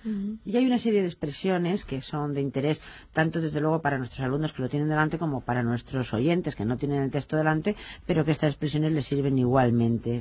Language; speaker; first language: Spanish; native; Spanish